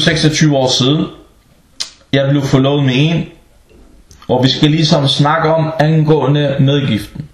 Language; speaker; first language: Danish; non-native, local second language; Arabic